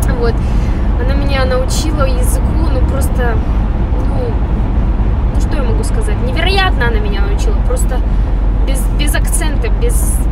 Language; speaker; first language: Russian; native; Russian